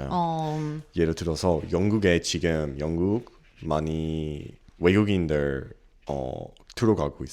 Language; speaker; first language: Korean; non-native, learner; English